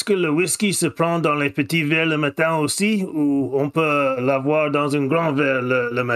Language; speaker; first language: French; non-native, fluent; English